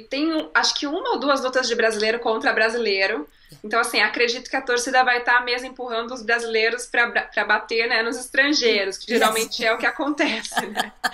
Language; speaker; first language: Portuguese; native; Portuguese